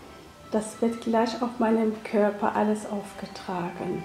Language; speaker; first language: German; non-native, fluent; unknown